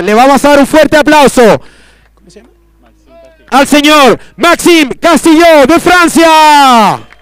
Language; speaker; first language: Spanish; native; Spanish